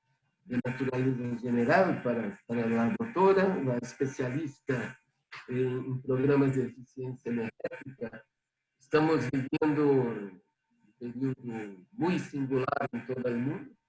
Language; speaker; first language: Spanish; non-native, fluent; Portuguese